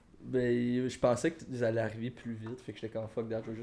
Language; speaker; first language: French; native; French